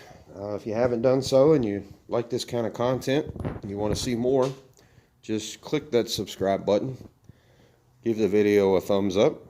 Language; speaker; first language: English; native; English